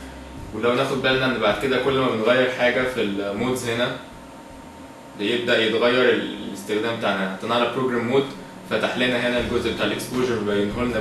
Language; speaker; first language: Arabic; native; Arabic